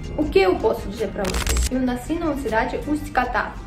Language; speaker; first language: Portuguese; non-native, learner; Russian